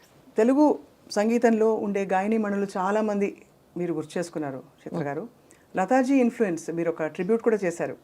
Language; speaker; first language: Telugu; native; Telugu